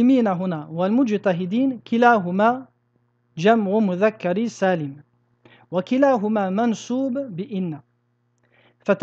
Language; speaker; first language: Arabic; non-native, fluent; French